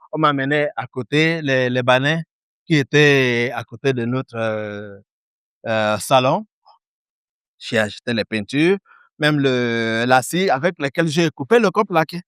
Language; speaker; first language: French; early bilingual, other home language; Igbo